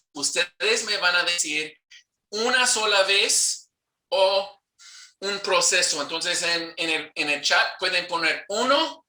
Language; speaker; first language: Spanish; non-native, fluent; English